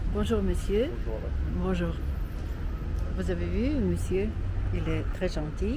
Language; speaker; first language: French; non-native, fluent; Russian